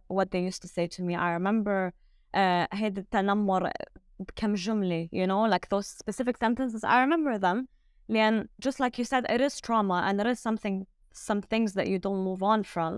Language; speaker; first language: English; early bilingual, other home language; French